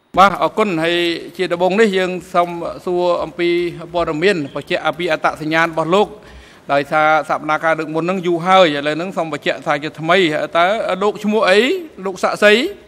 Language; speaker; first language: Khmer; native; Khmer